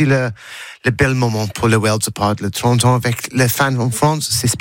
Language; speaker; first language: French; non-native, learner; English